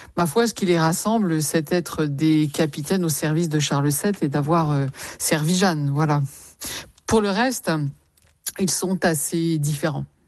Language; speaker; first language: French; native; French